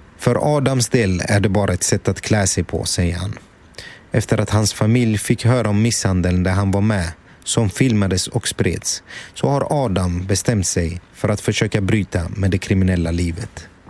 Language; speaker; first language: Swedish; native; Swedish